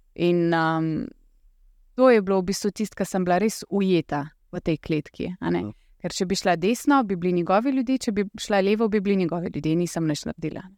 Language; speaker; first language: Slovenian; early bilingual, other home language; Russian